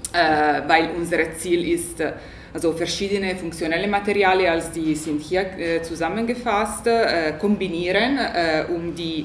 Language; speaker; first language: German; non-native, learner; Italian